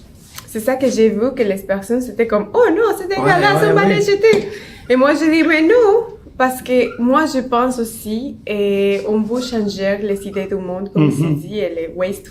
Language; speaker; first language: French; non-native, learner; Spanish